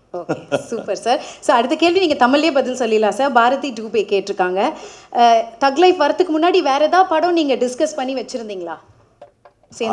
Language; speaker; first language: Tamil; native; Tamil